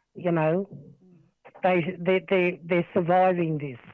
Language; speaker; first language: English; native; English